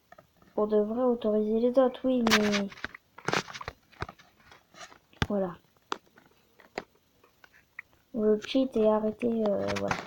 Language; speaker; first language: French; native; French